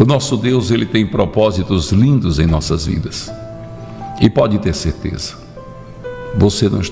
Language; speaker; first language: Portuguese; native; Portuguese